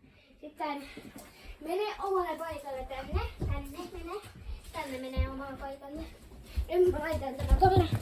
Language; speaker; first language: Finnish; non-native, learner; Estonian